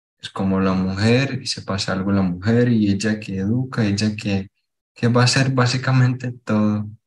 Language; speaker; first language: Spanish; non-native, fluent; Portuguese